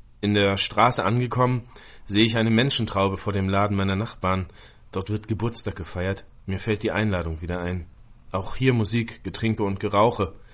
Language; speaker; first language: German; native; German